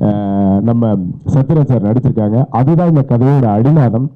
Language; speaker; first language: Tamil; native; Tamil